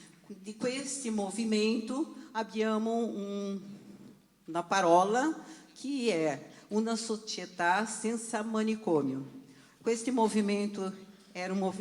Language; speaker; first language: Italian; non-native, learner; Portuguese